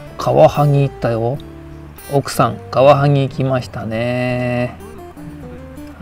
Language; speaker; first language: Japanese; native; Japanese